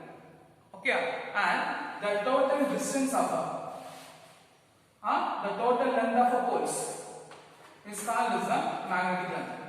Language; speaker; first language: English; non-native, local second language; Tamil